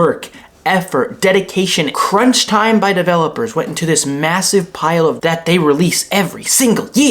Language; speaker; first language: English; native; English